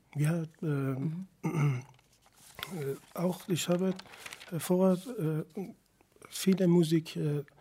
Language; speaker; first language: German; non-native, fluent; Persian